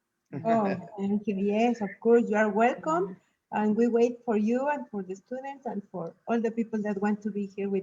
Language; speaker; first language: English; non-native, learner; Spanish